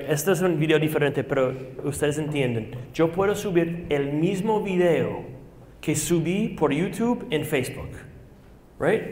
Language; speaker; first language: Spanish; non-native, fluent; English